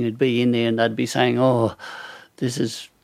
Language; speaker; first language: English; native; English